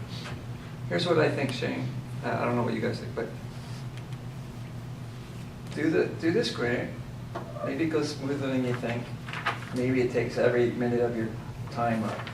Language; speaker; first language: English; native; English